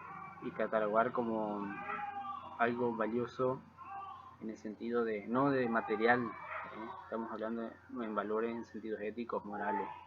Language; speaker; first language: Spanish; native; Spanish